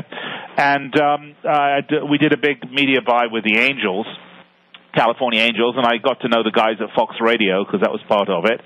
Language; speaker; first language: English; native; English